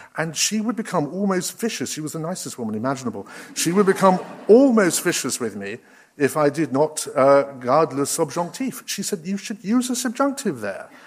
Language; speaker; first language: English; native; English